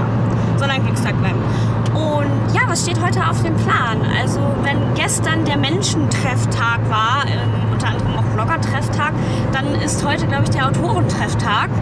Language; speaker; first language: German; native; German